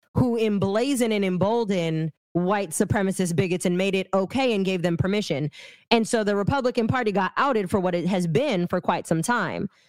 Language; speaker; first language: English; early bilingual, other home language; Arabic